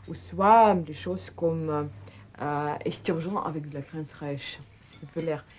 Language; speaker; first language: French; non-native, fluent; Russian